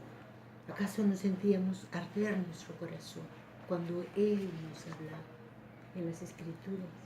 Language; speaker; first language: Spanish; native; Spanish